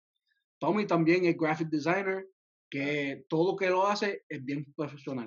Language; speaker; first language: Spanish; early bilingual, heritage; Spanish